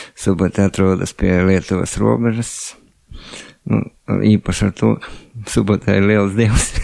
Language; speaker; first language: Latvian; native; Latvian